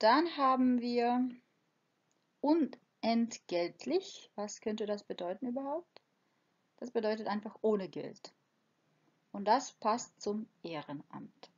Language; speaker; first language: German; non-native, fluent; Croatian